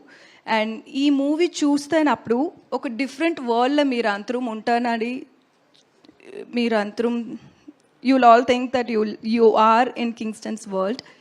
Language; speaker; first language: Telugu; non-native, learner; Tamil